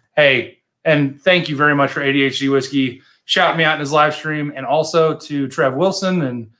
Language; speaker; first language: English; native; English